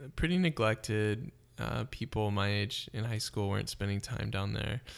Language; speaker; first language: English; native; English